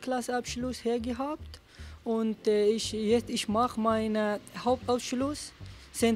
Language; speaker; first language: German; non-native, learner; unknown